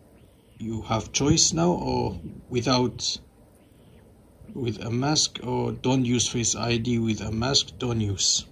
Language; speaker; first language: English; non-native, fluent; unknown